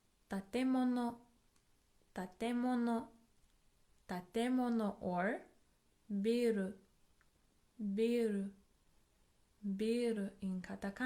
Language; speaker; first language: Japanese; non-native, fluent; English